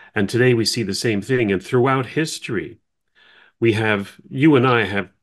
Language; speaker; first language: English; native; English